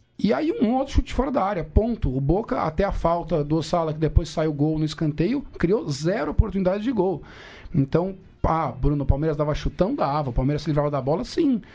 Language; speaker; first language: Portuguese; native; Portuguese